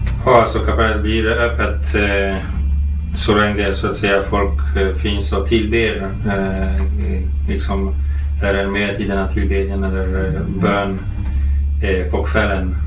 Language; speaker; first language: Swedish; non-native, fluent; Polish